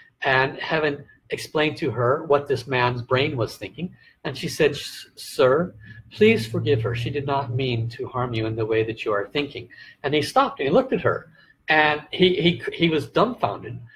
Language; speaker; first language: English; native; English